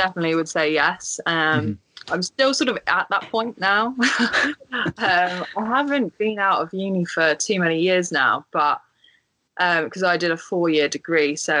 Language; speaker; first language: English; native; English